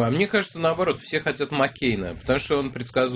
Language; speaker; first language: Russian; native; Russian